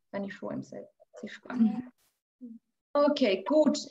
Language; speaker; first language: German; non-native, fluent; Albanian